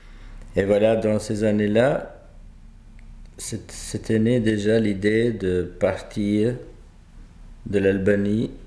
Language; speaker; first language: French; non-native, fluent; Albanian